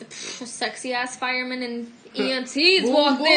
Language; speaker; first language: English; non-native, fluent; Albanian